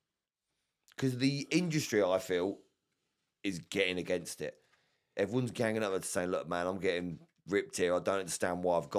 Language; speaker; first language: English; native; English